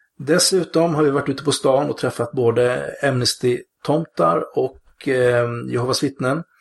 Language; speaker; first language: Swedish; native; Swedish